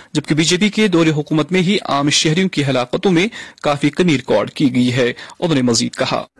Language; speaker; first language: Urdu; non-native, local second language; Kashmiri